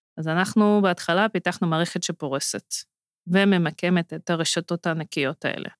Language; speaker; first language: Hebrew; non-native, fluent; Russian